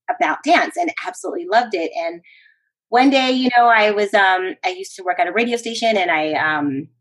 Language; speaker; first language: English; early bilingual, other home language; Spanish